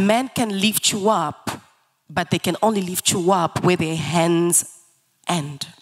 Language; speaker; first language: English; early bilingual, other home language; Lingala